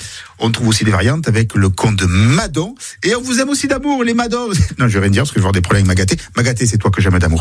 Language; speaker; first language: French; native; French